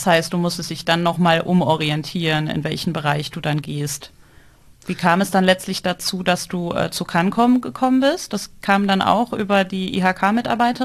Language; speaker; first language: German; native; German